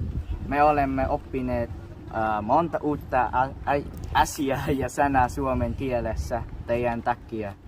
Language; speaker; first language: Finnish; non-native, learner; Russian